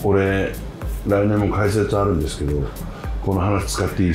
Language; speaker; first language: Japanese; native; Japanese